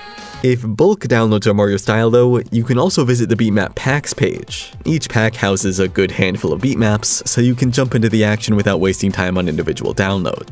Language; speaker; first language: English; native; English